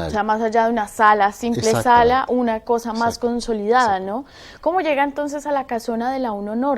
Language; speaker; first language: Spanish; native; Spanish